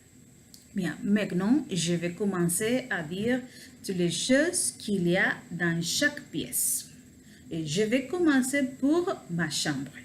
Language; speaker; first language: French; non-native, learner; Spanish